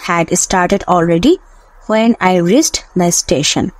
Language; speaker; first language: English; non-native, local second language; Bangla